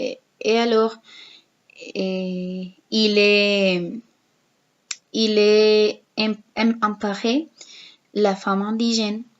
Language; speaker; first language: French; non-native, learner; Spanish